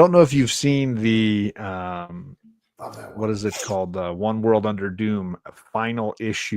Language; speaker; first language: English; native; English